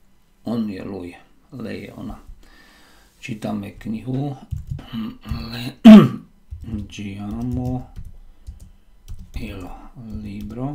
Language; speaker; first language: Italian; non-native, learner; Slovak